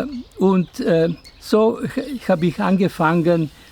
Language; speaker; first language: German; non-native, fluent; Slovenian